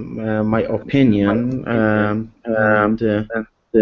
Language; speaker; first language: English; non-native, learner; Arabic